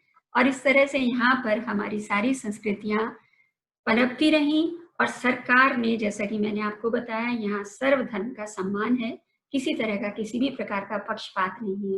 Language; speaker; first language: Hindi; native; Hindi